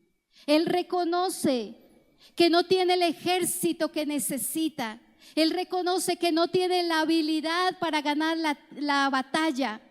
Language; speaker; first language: Spanish; native; Spanish